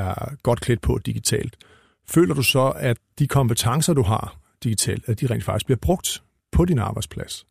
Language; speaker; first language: Danish; native; Danish